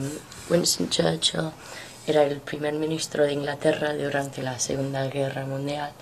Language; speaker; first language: Spanish; non-native, fluent; English